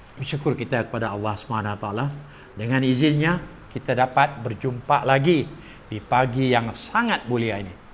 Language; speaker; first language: Malay; native; Malay